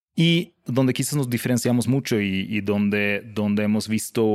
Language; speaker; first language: Spanish; non-native, fluent; Swedish